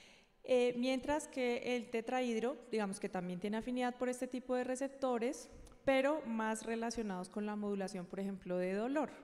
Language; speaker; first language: Spanish; native; Spanish